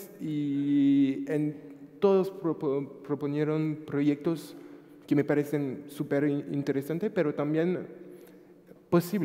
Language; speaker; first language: Spanish; non-native, fluent; French